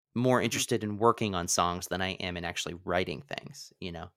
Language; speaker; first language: English; native; English